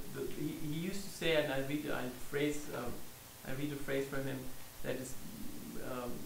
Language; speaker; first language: English; non-native, fluent; German